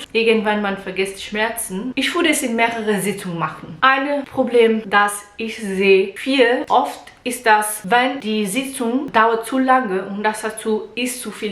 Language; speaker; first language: German; non-native, learner; Portuguese